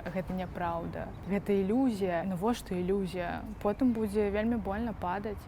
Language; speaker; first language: Belarusian; non-native, local second language; Russian